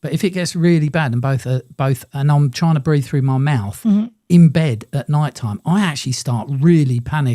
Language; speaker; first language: English; native; English